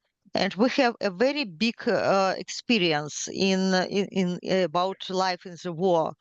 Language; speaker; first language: English; non-native, learner; Ukrainian